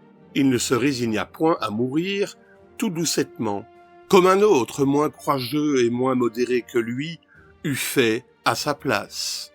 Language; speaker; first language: French; native; French